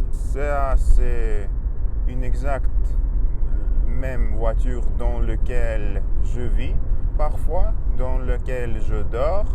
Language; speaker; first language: French; non-native, learner; Russian